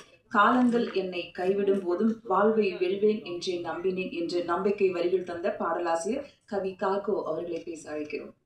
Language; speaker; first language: Tamil; native; Tamil